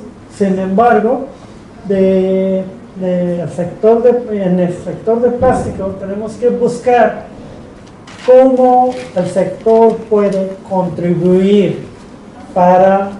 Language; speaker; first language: Spanish; non-native, fluent; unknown